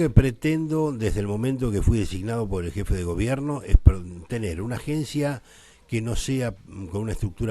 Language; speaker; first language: Spanish; native; Spanish